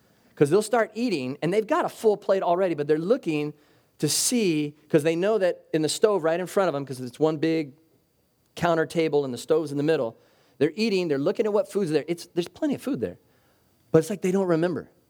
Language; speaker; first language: English; native; English